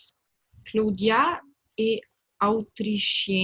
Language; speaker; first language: French; non-native, learner; Albanian